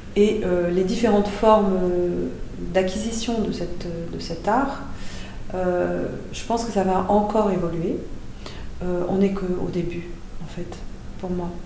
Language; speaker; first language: French; native; French